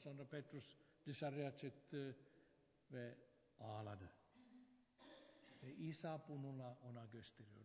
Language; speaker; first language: Turkish; non-native, fluent; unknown